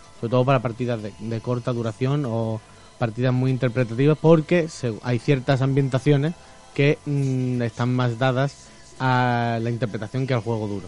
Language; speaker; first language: Spanish; native; Spanish